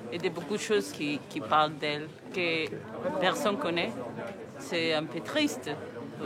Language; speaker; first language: French; non-native, learner; Spanish